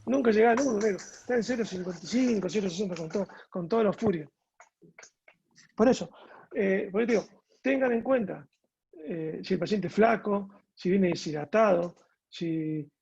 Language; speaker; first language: Spanish; native; Spanish